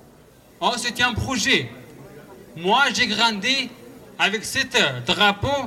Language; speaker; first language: French; non-native, learner; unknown